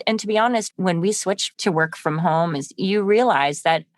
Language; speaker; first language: English; native; English